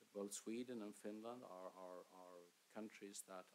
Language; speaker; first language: English; non-native, fluent; Swedish